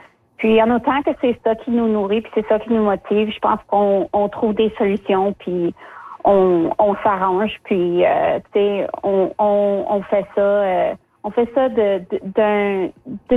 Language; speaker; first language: French; early bilingual, other home language; Spanish